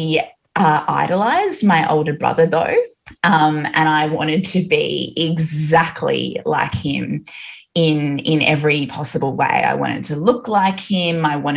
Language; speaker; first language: English; native; English